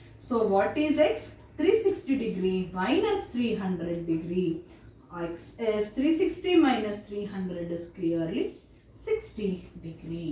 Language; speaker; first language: English; non-native, local second language; Kannada